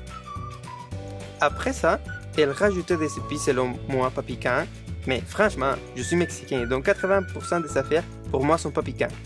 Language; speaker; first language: French; non-native, fluent; Spanish